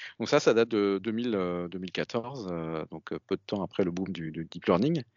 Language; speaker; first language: French; native; French